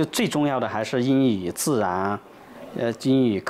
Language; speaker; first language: Chinese; native; Chinese